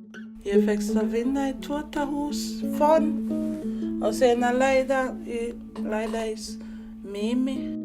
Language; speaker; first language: Icelandic; non-native, learner; English